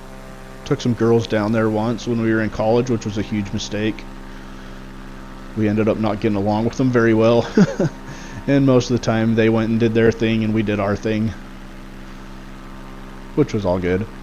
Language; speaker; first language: English; native; English